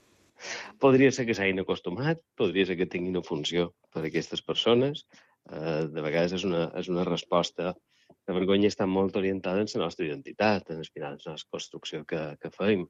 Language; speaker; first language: Catalan; native; Catalan